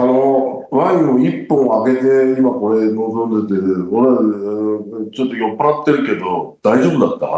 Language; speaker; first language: Japanese; native; Japanese